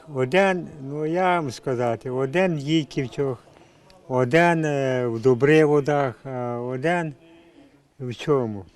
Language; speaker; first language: Ukrainian; native; Ukrainian